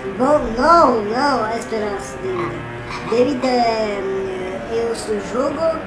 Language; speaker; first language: Portuguese; non-native, learner; Italian